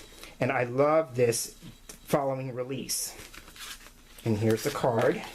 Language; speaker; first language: English; native; English